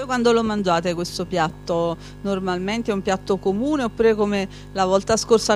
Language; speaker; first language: Italian; native; Italian